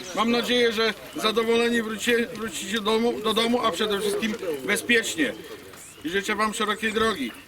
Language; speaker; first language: Polish; native; Polish